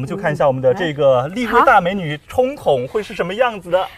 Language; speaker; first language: Chinese; native; Chinese